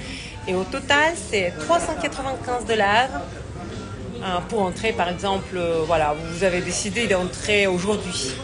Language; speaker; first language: French; non-native, fluent; Russian